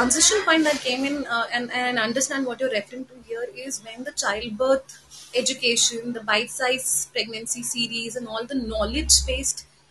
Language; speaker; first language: English; non-native, local second language; Hindi